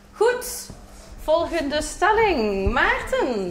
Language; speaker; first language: Dutch; native; Dutch